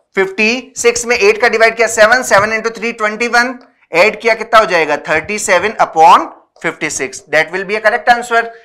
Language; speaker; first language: Hindi; native; Hindi